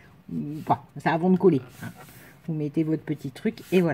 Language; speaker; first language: French; native; French